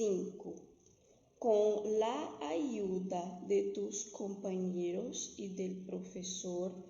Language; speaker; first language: Spanish; non-native, fluent; Portuguese